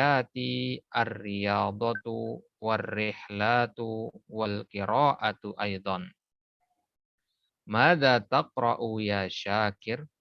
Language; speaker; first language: Arabic; non-native, fluent; Indonesian